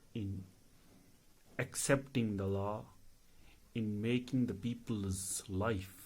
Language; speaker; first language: English; non-native, local second language; Hindi